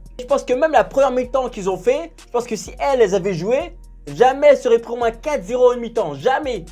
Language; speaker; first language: French; native; French